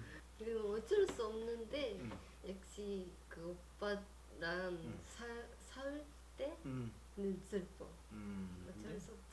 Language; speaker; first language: Korean; non-native, learner; Japanese